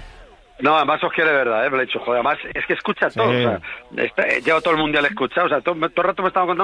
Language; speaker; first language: Spanish; native; Spanish